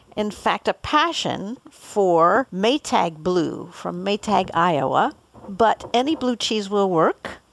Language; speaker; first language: English; native; English